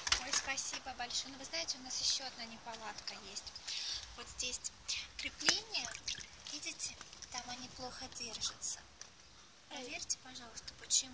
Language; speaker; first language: Russian; native; Russian